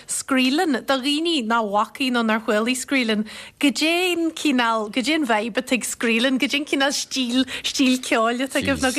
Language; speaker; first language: Irish; native; Irish